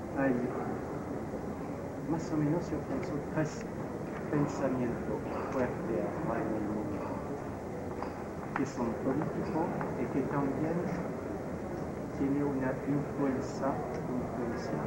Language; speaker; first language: Spanish; non-native, learner; French